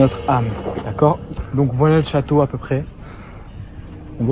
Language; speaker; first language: French; native; French